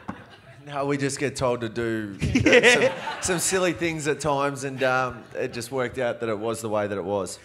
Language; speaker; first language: English; native; English